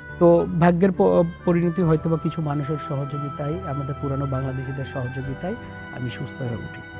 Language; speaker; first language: Bangla; native; Bangla